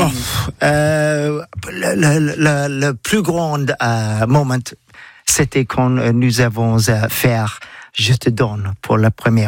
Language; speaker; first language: French; non-native, learner; English